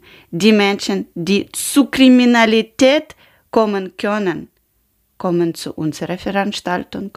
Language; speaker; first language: German; non-native, learner; Ukrainian